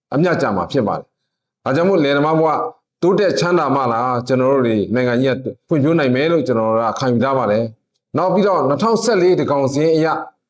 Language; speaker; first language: Burmese; non-native, local second language; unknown